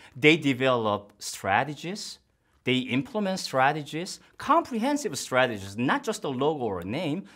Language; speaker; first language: English; non-native, fluent; Korean